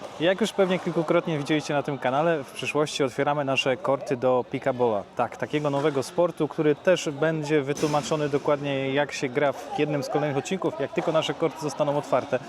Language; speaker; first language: Polish; native; Polish